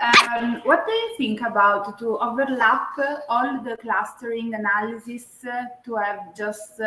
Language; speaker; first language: English; non-native, fluent; Italian